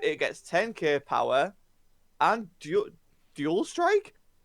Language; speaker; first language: English; native; English